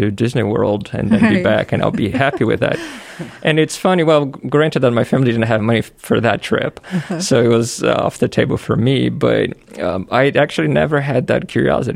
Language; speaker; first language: English; non-native, fluent; Portuguese